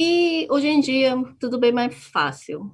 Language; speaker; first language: Portuguese; non-native, fluent; Japanese